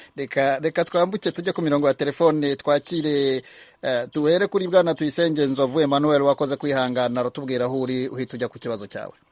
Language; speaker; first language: Kinyarwanda; native; Kinyarwanda